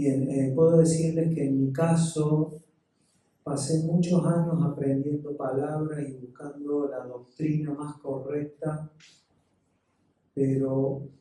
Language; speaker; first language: Spanish; native; Spanish